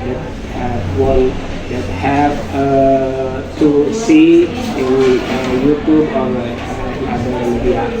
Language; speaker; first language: English; non-native, learner; Indonesian